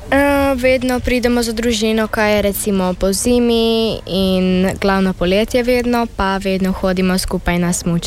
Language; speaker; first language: Slovenian; early bilingual, heritage; Slovenian